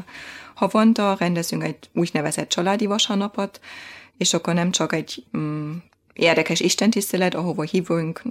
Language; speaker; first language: Hungarian; non-native, fluent; German